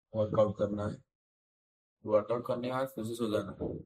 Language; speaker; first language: Hindi; non-native, local second language; Odia